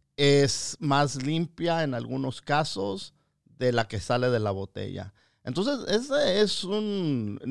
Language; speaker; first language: Spanish; early bilingual, other home language; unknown